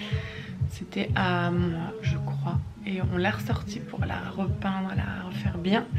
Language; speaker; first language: French; native; French